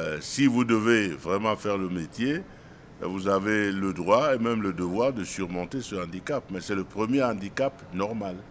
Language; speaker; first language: French; non-native, local second language; Duala